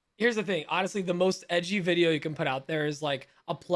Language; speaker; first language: English; native; English